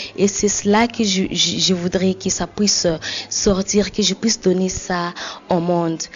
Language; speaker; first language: French; non-native, local second language; Swahili